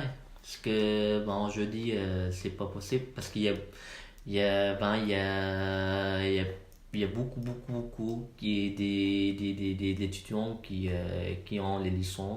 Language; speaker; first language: French; non-native, learner; Malay